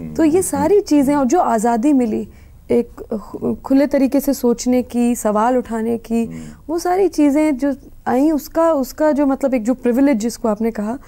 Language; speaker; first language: Hindi; native; Hindi